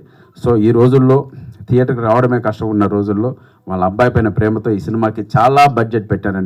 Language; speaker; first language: Telugu; native; Telugu